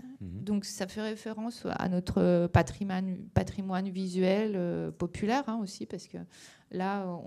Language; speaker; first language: French; native; French